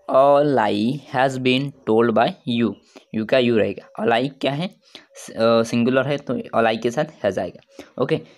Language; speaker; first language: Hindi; non-native, local second language; Gujarati